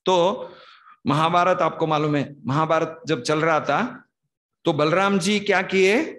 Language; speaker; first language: Hindi; non-native, local second language; Kannada